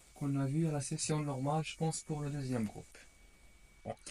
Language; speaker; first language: French; non-native, local second language; Arabic